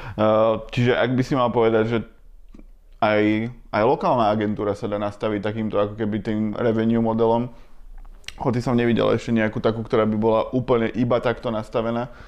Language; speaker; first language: Slovak; native; Slovak